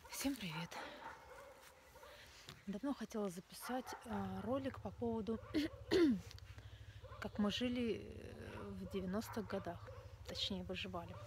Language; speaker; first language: Russian; native; Russian